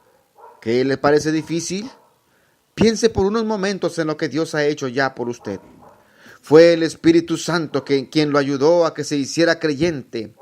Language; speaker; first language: Spanish; native; Spanish